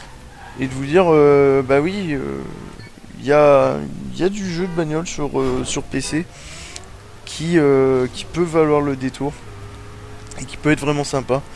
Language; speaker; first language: French; native; French